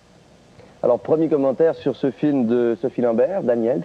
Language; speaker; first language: French; native; French